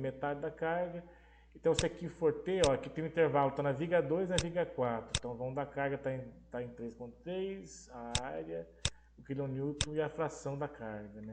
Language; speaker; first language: Portuguese; native; Portuguese